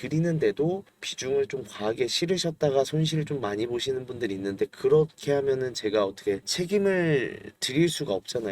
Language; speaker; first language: Korean; native; Korean